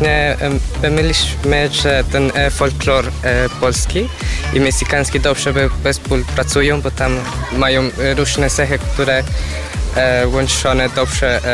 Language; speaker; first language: Polish; non-native, learner; Spanish